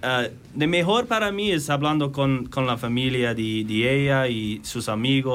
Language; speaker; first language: Spanish; non-native, learner; English